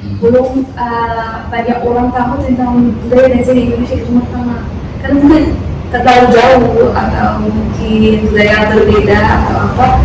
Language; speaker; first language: Indonesian; non-native, fluent; Arabic